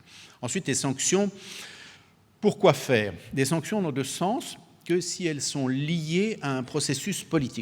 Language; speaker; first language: French; native; French